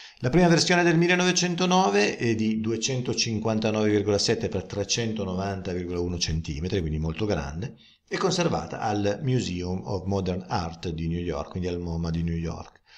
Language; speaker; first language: Italian; native; Italian